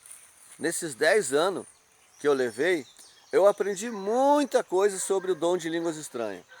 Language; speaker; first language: Portuguese; native; Portuguese